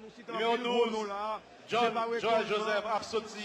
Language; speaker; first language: French; non-native, local second language; Haitian Creole